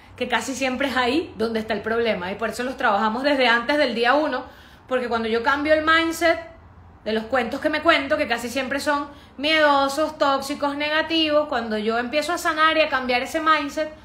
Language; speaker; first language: Spanish; native; Spanish